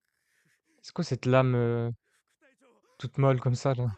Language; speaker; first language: French; native; French